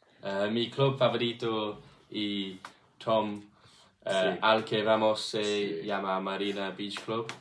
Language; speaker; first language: Spanish; non-native, learner; English